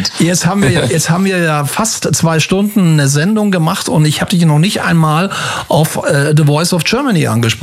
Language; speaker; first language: German; native; German